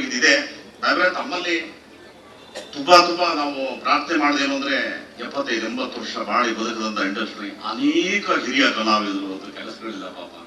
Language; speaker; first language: Kannada; native; Kannada